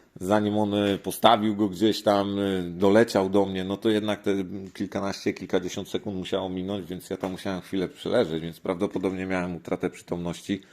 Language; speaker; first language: Polish; native; Polish